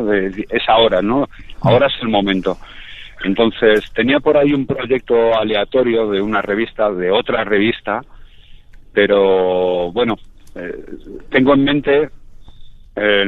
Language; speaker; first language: Spanish; native; Spanish